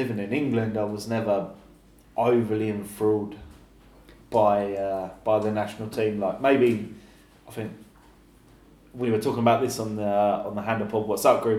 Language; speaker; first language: English; native; English